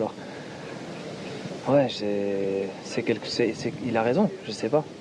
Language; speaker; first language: French; non-native, local second language; Dutch